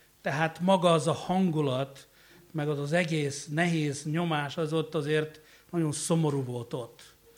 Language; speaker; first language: Hungarian; native; Hungarian